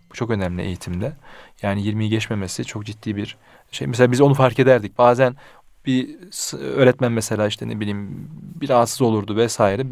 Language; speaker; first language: Turkish; early bilingual, heritage; Turkish